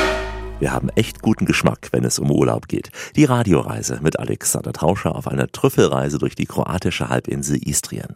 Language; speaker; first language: German; native; German